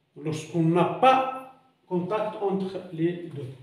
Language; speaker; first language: French; non-native, local second language; Arabic